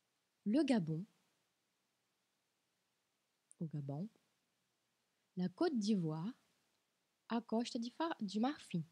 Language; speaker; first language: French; non-native, fluent; Portuguese